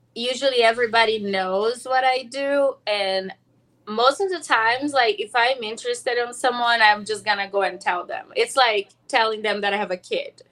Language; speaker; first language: English; non-native, fluent; Portuguese